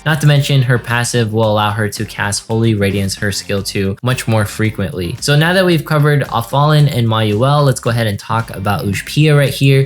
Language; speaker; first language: English; native; English